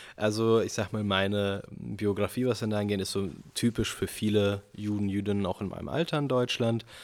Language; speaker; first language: German; early bilingual, other home language; Russian